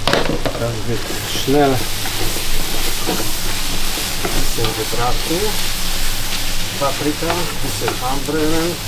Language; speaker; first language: German; non-native, fluent; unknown